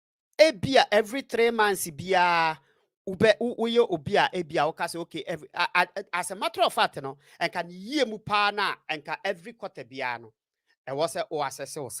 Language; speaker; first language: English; non-native, local second language; Akan